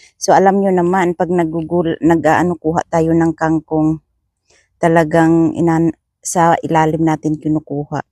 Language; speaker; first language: Filipino; non-native, local second language; Masbatenyo